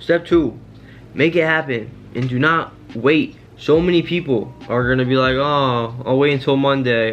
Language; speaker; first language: English; native; English